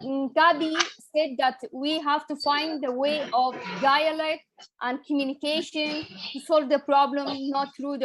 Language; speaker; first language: English; non-native, fluent; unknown